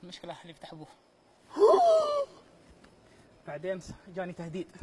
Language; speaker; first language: Arabic; native; Arabic